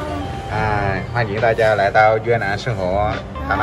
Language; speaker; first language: Chinese; non-native, learner; Vietnamese